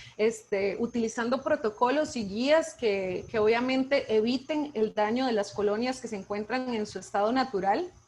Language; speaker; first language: Spanish; native; Spanish